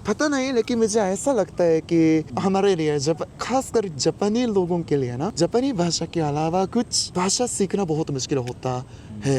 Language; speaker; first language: Hindi; non-native, fluent; Japanese